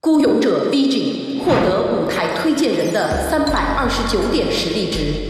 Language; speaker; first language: Chinese; native; Chinese